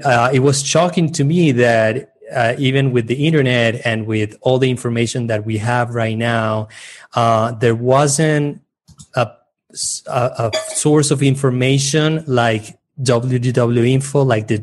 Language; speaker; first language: English; non-native, fluent; Spanish